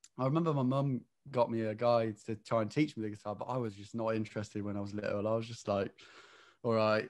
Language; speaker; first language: English; native; English